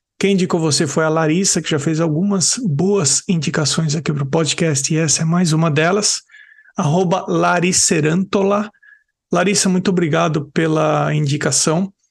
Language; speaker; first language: Portuguese; native; Portuguese